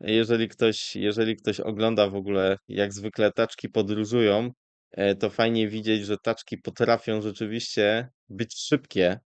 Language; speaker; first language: Polish; native; Polish